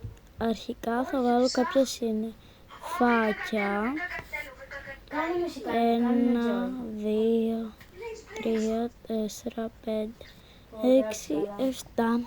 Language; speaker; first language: Greek; native; Greek